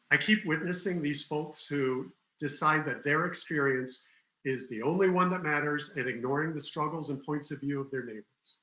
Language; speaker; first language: English; native; English